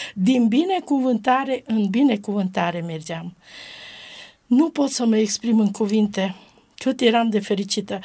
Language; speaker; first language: Romanian; non-native, local second language; Romany